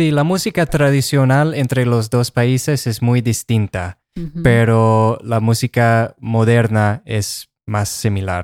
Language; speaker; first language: Spanish; non-native, fluent; English